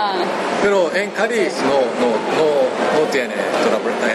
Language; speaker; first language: Spanish; non-native, learner; Japanese